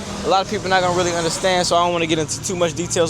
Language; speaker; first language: English; native; English